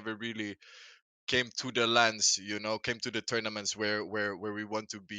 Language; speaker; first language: English; non-native, fluent; Swedish